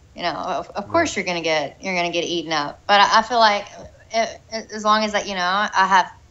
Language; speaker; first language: English; native; English